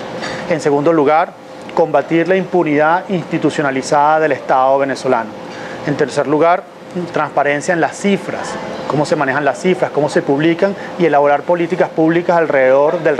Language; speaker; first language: Spanish; native; Spanish